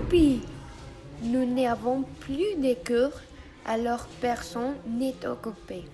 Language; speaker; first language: French; non-native, learner; Spanish